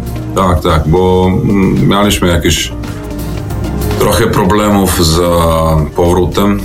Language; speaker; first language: Polish; non-native, learner; Serbian